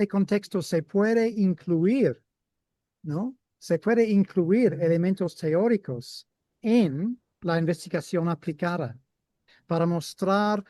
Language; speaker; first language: Spanish; non-native, fluent; English